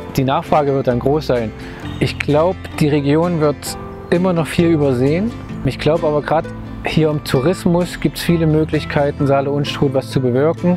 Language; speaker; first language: German; native; German